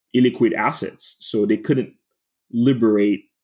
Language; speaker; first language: English; non-native, fluent; French